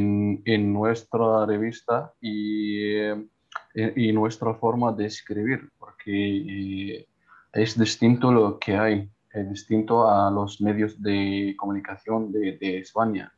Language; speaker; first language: Spanish; non-native, learner; Arabic